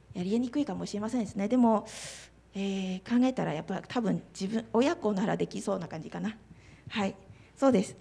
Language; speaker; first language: Japanese; non-native, fluent; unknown